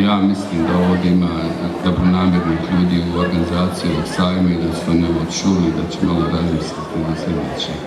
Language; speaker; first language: Bosnian; native; Bosnian